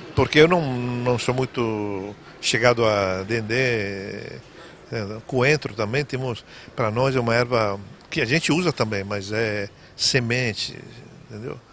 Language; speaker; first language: Portuguese; non-native, fluent; Italian